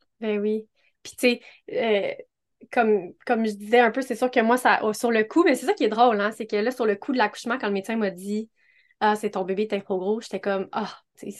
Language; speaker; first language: French; native; French